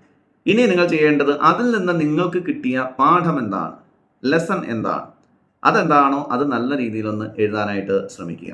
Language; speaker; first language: Malayalam; native; Malayalam